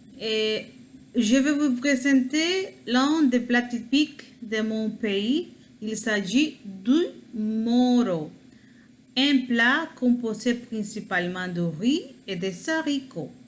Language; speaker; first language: French; non-native, learner; Spanish